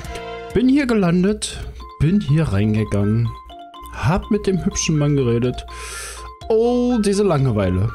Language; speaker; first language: German; native; German